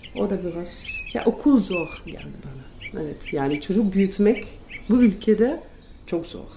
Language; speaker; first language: Turkish; non-native, fluent; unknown